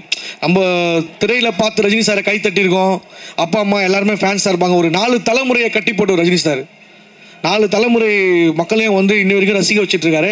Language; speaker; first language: Tamil; native; Tamil